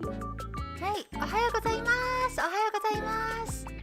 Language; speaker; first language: Japanese; non-native, learner; Chinese